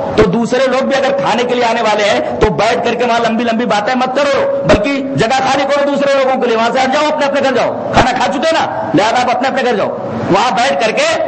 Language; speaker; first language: Urdu; native; Urdu